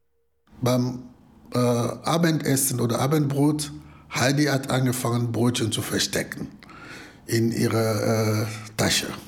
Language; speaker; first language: German; non-native, fluent; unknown